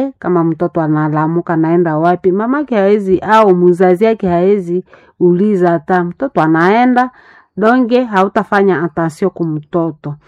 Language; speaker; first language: Swahili; non-native, local second language; Nande